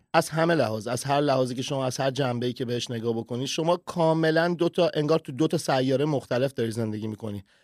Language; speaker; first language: Persian; early bilingual, heritage; Persian